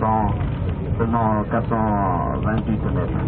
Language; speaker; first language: French; non-native, fluent; Chinese